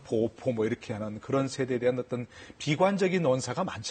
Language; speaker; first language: Korean; native; Korean